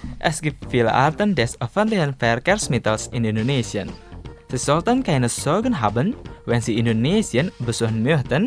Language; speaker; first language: German; non-native, fluent; Indonesian